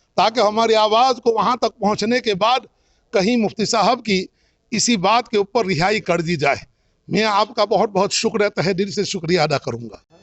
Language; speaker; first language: Hindi; non-native, local second language; Gujarati